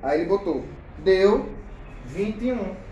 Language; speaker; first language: Portuguese; native; Portuguese